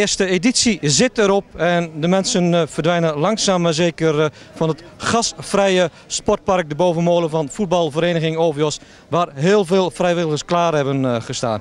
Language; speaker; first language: Dutch; native; Dutch